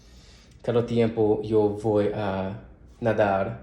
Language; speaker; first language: Spanish; non-native, learner; English